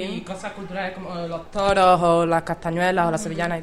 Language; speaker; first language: Spanish; native; Spanish